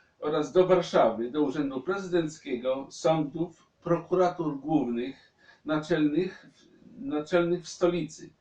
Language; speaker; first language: Polish; native; Polish